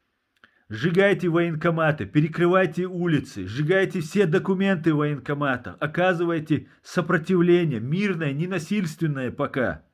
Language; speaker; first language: Russian; non-native, local second language; Chechen